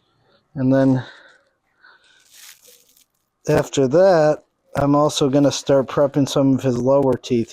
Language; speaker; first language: English; native; English